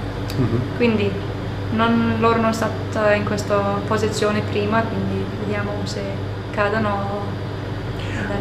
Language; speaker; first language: Italian; non-native, fluent; English